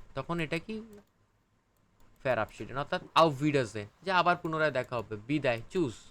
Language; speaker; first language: Bangla; native; Bangla